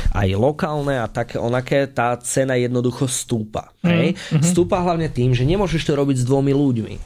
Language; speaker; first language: Slovak; native; Slovak